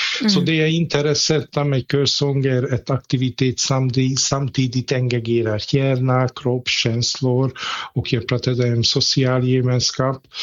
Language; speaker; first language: Swedish; non-native, fluent; Hungarian